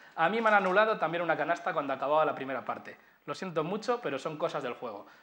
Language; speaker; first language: Spanish; native; Spanish